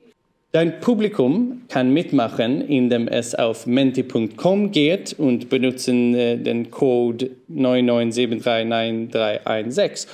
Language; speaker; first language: German; non-native, fluent; Swedish